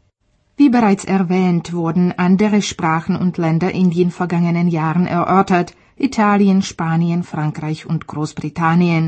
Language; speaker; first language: German; native; German